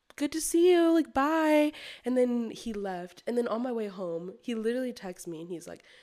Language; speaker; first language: English; native; English